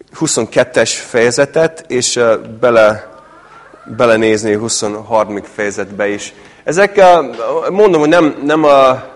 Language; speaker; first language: Hungarian; non-native, fluent; English